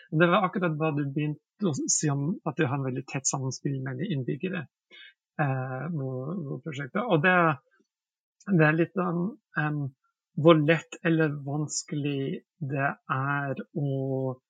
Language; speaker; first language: Norwegian; non-native, fluent; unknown